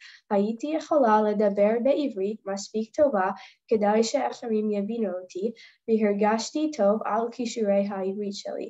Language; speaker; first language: Hebrew; non-native, learner; English